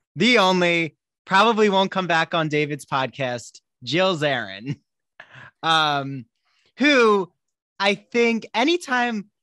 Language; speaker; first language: English; native; English